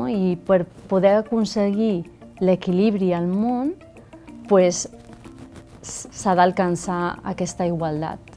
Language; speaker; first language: Catalan; early bilingual, other home language; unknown